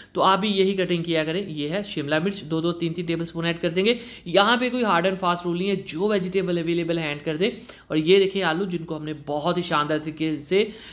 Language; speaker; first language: Urdu; native; Urdu